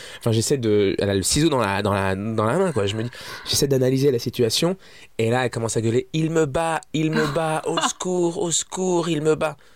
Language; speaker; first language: French; early bilingual, other home language; Arabic